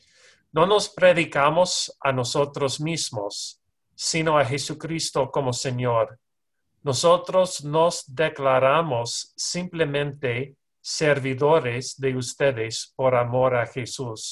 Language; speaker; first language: Spanish; non-native, fluent; English